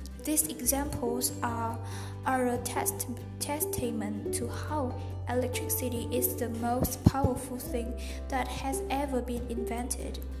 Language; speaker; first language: English; non-native, fluent; Vietnamese